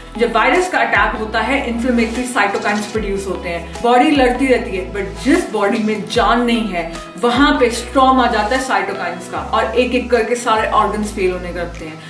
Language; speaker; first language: Hindi; native; Hindi